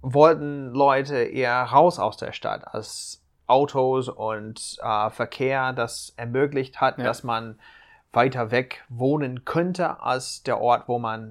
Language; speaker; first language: German; non-native, fluent; English